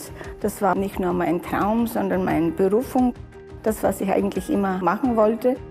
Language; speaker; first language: German; non-native, fluent; Bulgarian